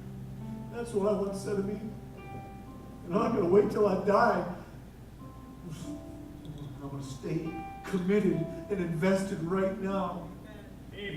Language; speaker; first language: English; native; English